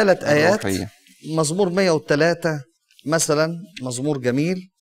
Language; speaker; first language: Arabic; native; Arabic